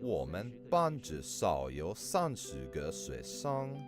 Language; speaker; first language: Chinese; non-native, learner; English